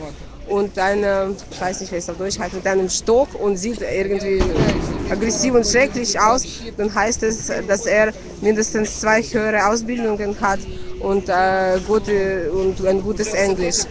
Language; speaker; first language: German; non-native, fluent; Russian